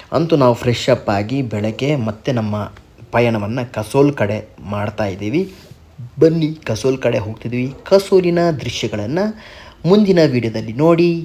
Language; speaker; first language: Kannada; non-native, local second language; Tulu